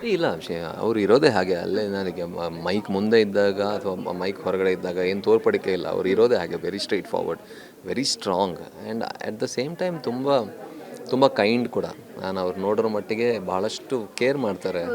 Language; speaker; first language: Kannada; non-native, local second language; Tulu